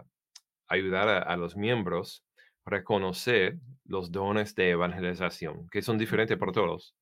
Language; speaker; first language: Spanish; non-native, fluent; English